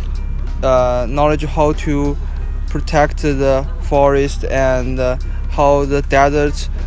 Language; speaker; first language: English; non-native, learner; Chinese